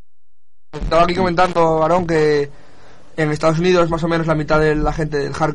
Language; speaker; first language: Spanish; native; Spanish